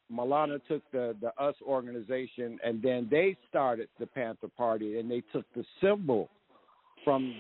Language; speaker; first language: English; native; English